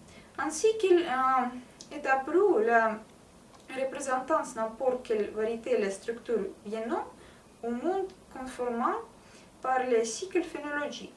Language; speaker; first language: French; non-native, learner; Russian